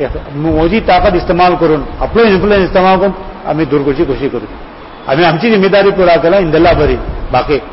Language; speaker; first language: Marathi; non-native, local second language; Urdu